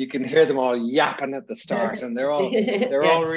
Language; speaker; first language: English; native; English